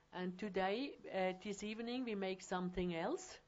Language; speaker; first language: English; non-native, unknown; German